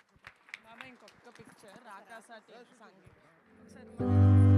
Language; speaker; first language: Telugu; native; Telugu